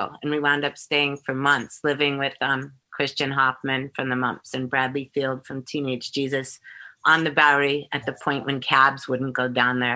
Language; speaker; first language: English; native; English